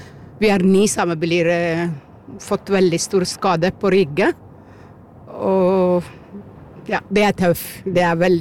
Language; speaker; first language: Norwegian; non-native, fluent; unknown